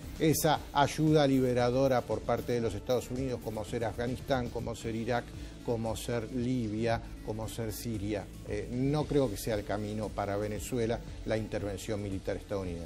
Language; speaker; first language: Spanish; native; Spanish